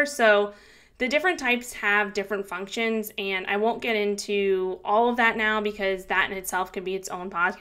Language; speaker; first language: English; native; English